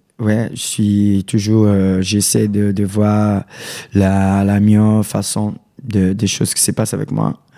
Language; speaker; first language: French; non-native, learner; Portuguese